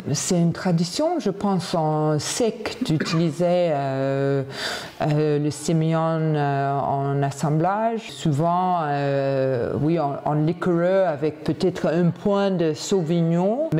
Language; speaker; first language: French; non-native, fluent; English